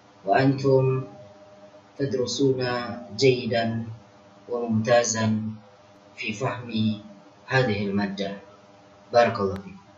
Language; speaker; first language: Arabic; non-native, fluent; Indonesian